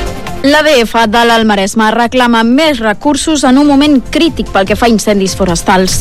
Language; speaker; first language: Catalan; native; Catalan